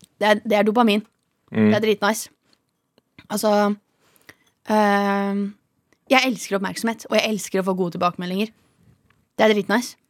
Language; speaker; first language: Norwegian; native; Norwegian